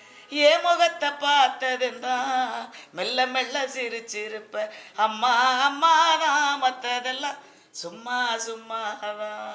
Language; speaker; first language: Tamil; native; Tamil